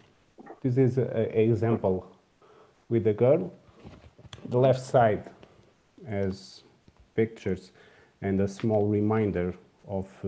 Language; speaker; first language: English; non-native, learner; Portuguese